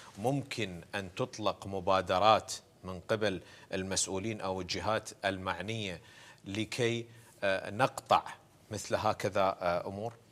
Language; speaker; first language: Arabic; native; Arabic